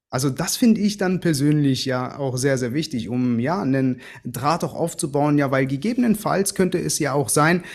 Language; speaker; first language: German; early bilingual, other home language; Greek